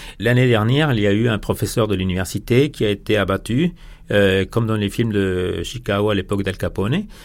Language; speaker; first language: French; non-native, fluent; Spanish